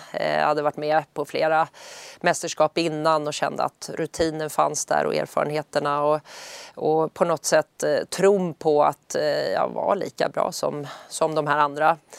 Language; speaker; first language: Swedish; native; Swedish